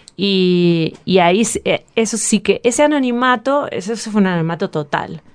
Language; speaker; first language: Spanish; native; Spanish